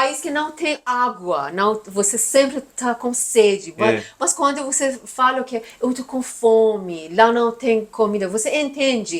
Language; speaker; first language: Portuguese; non-native, learner; Persian